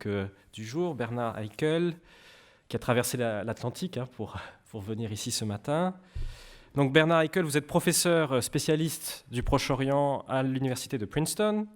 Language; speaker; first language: French; native; French